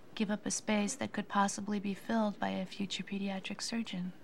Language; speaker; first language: English; native; English